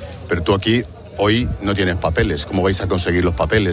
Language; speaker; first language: Spanish; native; Spanish